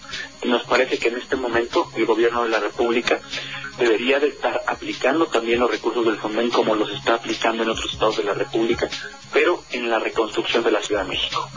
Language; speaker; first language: Spanish; native; Spanish